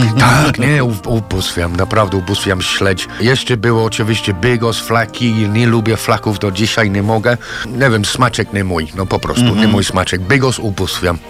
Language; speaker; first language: Polish; non-native, fluent; English